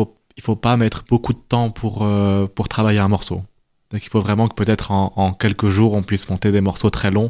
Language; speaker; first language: French; native; French